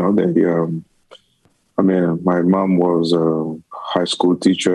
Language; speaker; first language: English; non-native, fluent; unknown